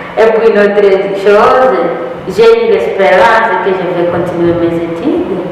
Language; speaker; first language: French; non-native, local second language; Rundi